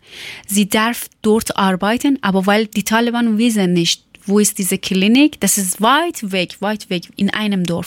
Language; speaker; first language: German; non-native, learner; Persian